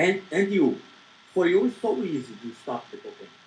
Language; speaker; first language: English; non-native, learner; Portuguese